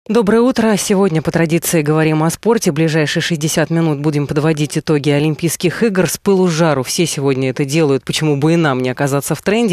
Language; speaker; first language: Russian; native; Russian